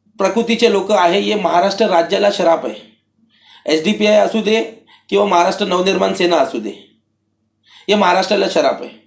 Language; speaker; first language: Marathi; non-native, local second language; Urdu